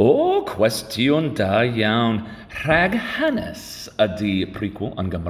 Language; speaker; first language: Welsh; non-native, learner; English